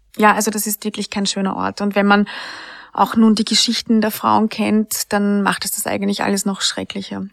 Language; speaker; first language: German; native; German